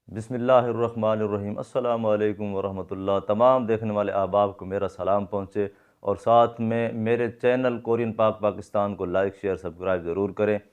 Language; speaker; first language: Urdu; non-native, local second language; Saraiki